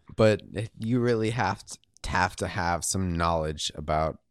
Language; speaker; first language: English; native; English